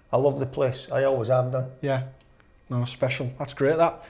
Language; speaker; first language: English; native; English